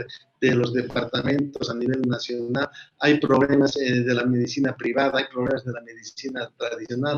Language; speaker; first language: Spanish; native; Spanish